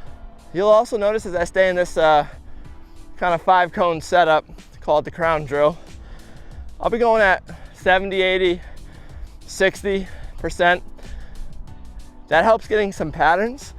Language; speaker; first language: English; native; English